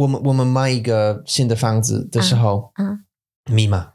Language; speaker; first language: Chinese; non-native, learner; English